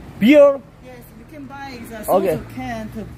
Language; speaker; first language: English; non-native, learner; Korean